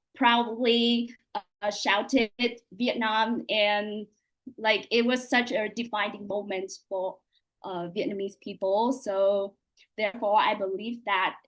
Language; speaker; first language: English; non-native, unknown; Vietnamese